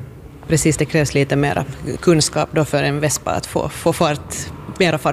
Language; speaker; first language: Swedish; native; Swedish